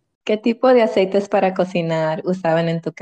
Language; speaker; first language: Spanish; early bilingual, heritage; Spanish